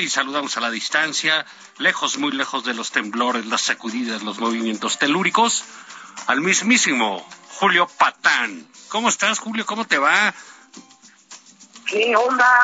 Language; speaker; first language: Spanish; native; Spanish